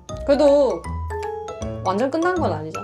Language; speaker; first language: Korean; native; Korean